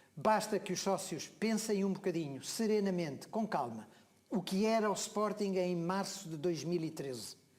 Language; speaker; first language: Portuguese; native; Portuguese